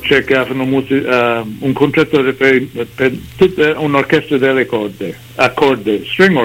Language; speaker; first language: Italian; early bilingual, heritage; English